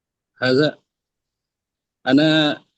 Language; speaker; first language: Arabic; non-native, learner; Indonesian